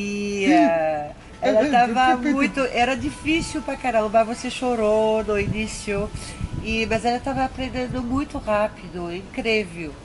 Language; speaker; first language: Portuguese; non-native, fluent; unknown